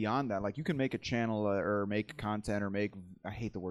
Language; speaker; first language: English; native; English